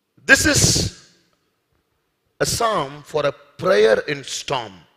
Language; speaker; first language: English; non-native, local second language; Tamil